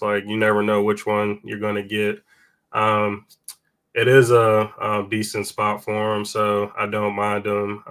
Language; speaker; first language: English; native; English